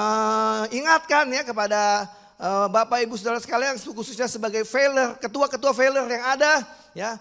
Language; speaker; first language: Indonesian; native; Indonesian